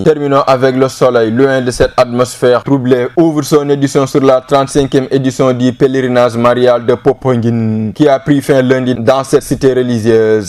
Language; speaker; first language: French; non-native, local second language; Wolof